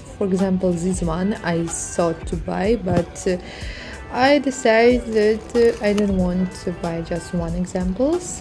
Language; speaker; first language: English; non-native, learner; Ukrainian